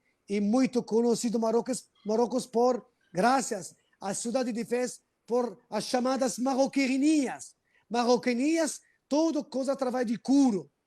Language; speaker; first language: Portuguese; non-native, fluent; Arabic